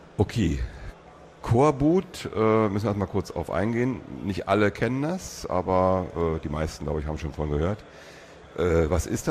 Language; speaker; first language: German; native; German